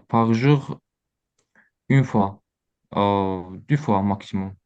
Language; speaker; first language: French; non-native, learner; Azerbaijani